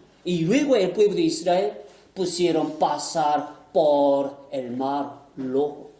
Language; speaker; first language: Spanish; non-native, fluent; Korean